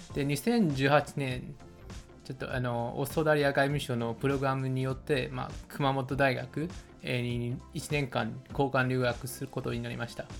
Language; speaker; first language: Japanese; non-native, fluent; Chinese